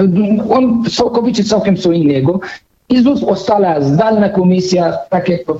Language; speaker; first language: Polish; non-native, fluent; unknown